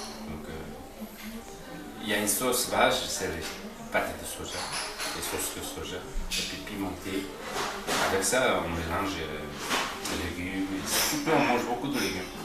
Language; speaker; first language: French; non-native, learner; Korean